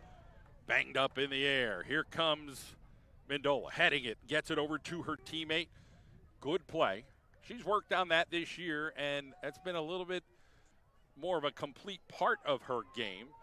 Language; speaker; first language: English; native; English